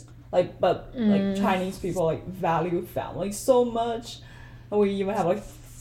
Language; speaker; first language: English; non-native, fluent; Chinese